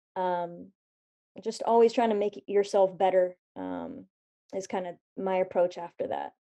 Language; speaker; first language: English; native; English